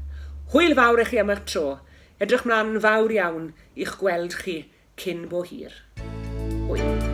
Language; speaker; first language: Welsh; native; Welsh